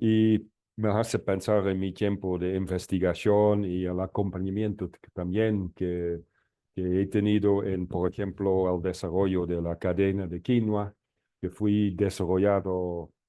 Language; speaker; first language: Spanish; non-native, fluent; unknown